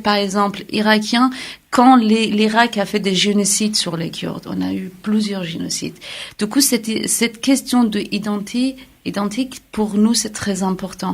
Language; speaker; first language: French; non-native, fluent; Kurdish